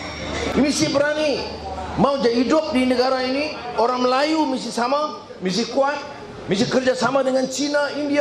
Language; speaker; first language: Malay; native; Malay